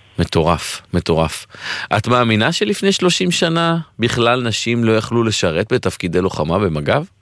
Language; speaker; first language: Hebrew; native; Hebrew